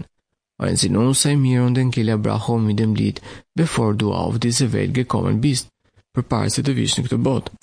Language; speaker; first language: German; non-native, fluent; Albanian